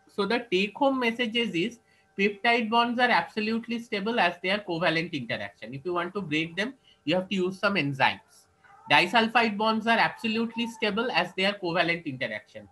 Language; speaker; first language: English; non-native, local second language; Bangla